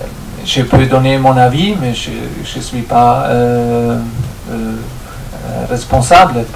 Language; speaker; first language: French; non-native, fluent; German